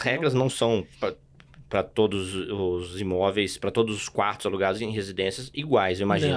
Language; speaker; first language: Portuguese; native; Portuguese